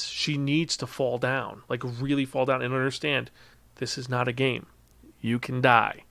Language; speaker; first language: English; native; English